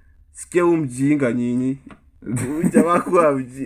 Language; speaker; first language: Swahili; native; Swahili